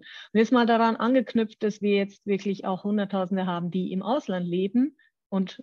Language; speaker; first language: German; native; German